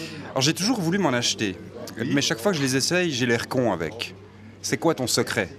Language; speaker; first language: French; native; French